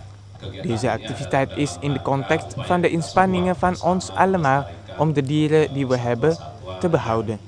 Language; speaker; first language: Dutch; non-native, fluent; Indonesian